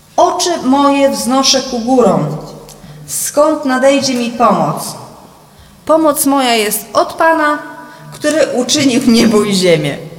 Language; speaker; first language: Polish; native; Polish